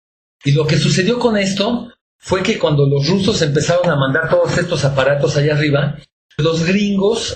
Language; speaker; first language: Spanish; native; Spanish